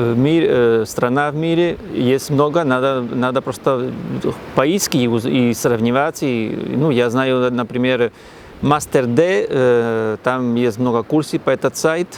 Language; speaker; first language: Russian; non-native, learner; Spanish